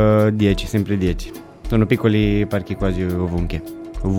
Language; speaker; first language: Italian; non-native, fluent; Romanian